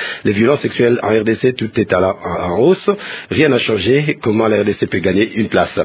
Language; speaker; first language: French; non-native, local second language; Lingala